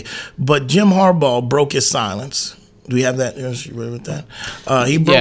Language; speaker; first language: English; native; English